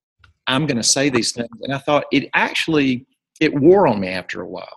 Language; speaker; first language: English; native; English